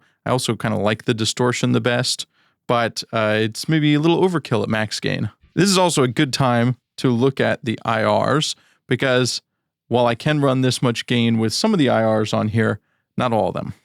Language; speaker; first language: English; native; English